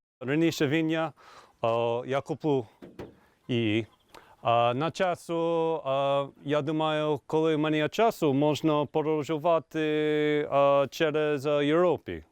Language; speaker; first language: Ukrainian; non-native, learner; English